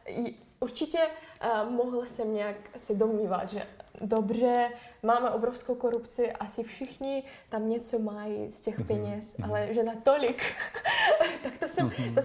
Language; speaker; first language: Czech; non-native, fluent; Russian